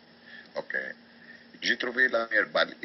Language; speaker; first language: French; non-native, local second language; Arabic